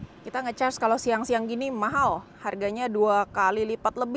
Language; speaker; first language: Indonesian; native; Indonesian